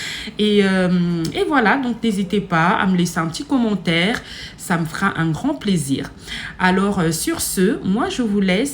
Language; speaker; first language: French; native; French